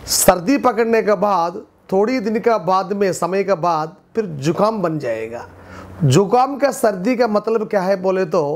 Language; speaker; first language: Hindi; non-native, local second language; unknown